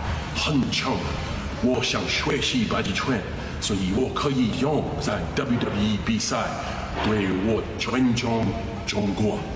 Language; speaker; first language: Chinese; non-native, learner; English